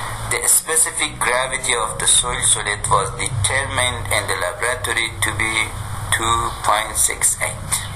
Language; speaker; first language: English; non-native, fluent; Persian